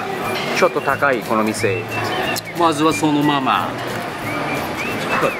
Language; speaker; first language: Japanese; native; Japanese